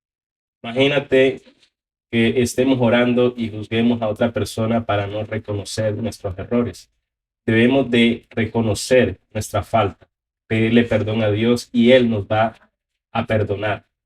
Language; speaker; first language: Spanish; native; Spanish